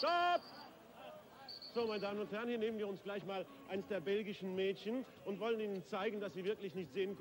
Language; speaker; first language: German; native; German